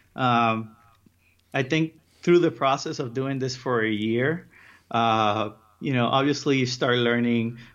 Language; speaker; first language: English; early bilingual, other home language; Spanish